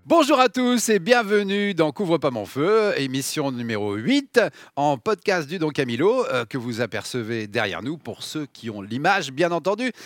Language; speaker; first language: French; native; French